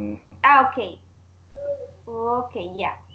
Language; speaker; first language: English; non-native, learner; Spanish